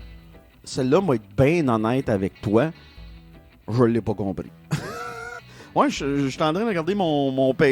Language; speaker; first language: French; native; French